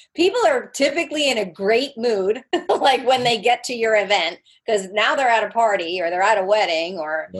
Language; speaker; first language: English; native; English